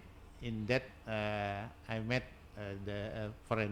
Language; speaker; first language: English; non-native, learner; Indonesian